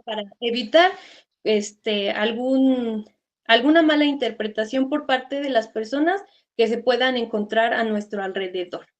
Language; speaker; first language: Spanish; native; Spanish